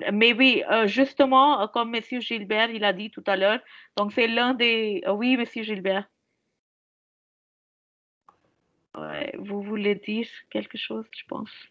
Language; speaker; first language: French; non-native, fluent; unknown